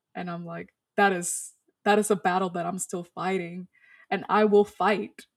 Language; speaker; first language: English; non-native, fluent; Spanish